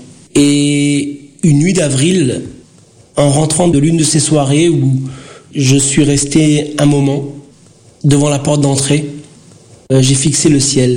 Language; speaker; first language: French; early bilingual, other home language; Portuguese